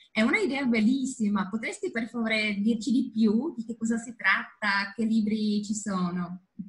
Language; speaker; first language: Italian; non-native, fluent; Czech